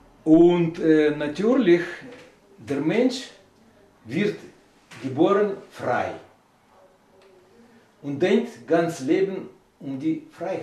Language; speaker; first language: German; non-native, learner; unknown